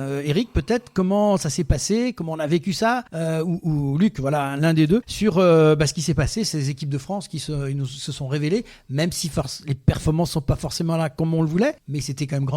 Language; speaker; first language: French; native; French